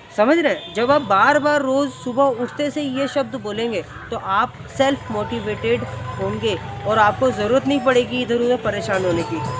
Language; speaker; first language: Hindi; native; Hindi